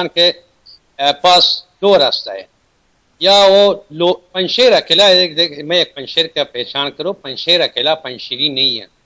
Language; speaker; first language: Hindi; non-native, learner; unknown